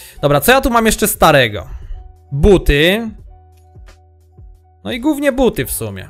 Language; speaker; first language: Polish; native; Polish